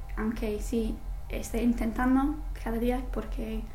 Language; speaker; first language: Spanish; non-native, fluent; English